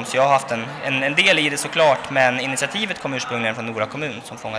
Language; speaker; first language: Swedish; native; Swedish